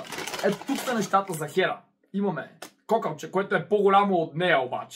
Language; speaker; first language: Bulgarian; native; Bulgarian